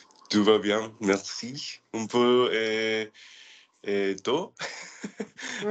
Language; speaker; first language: French; non-native, learner; English